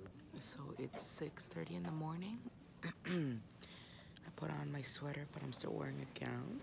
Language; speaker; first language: English; native; English